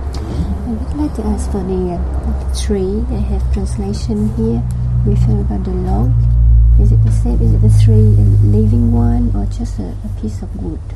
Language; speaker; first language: English; non-native, learner; Vietnamese